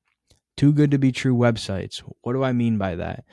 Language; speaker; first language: English; native; English